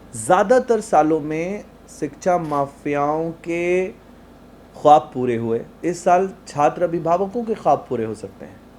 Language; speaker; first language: Hindi; native; Hindi